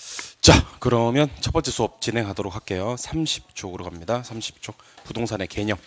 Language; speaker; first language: Korean; native; Korean